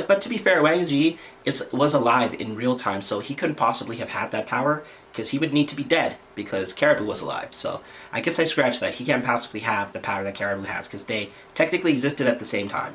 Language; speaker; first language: English; native; English